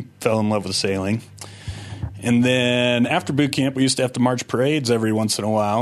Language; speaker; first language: English; native; English